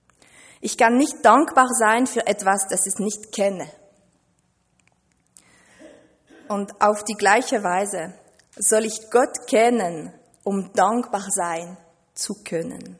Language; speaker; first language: German; non-native, fluent; French